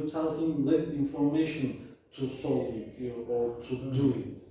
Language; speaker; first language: English; non-native, learner; Turkish